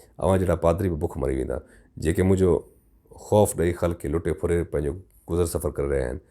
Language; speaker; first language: Sindhi; native; Sindhi